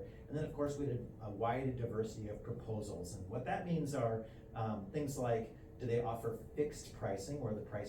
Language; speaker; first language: English; native; English